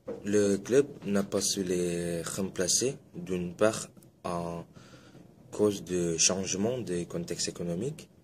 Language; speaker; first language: French; non-native, fluent; Indonesian